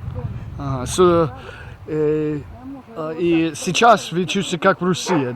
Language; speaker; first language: Russian; non-native, learner; English